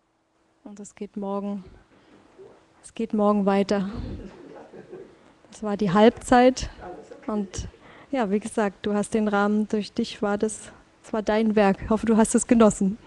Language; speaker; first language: German; native; German